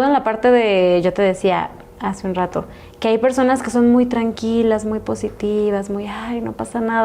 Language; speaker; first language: Spanish; native; Spanish